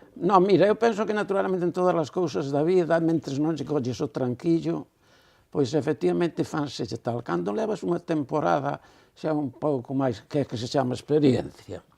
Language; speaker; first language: Galician; non-native, local second language; Spanish